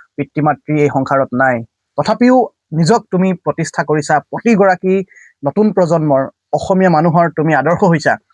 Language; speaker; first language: Assamese; native; Assamese